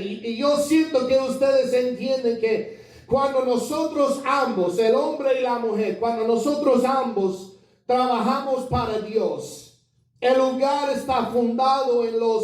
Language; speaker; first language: Spanish; non-native, fluent; English